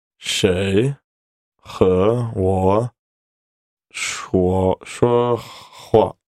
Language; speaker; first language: Chinese; non-native, learner; English